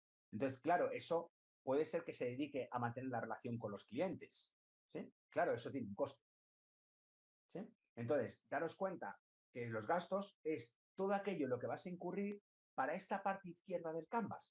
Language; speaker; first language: Spanish; native; Spanish